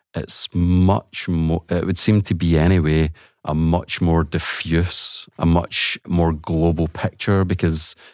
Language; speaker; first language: English; native; English